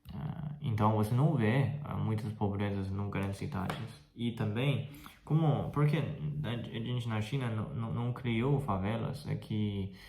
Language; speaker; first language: Portuguese; non-native, fluent; Chinese